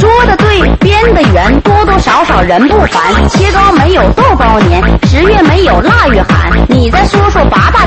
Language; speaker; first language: Chinese; native; Chinese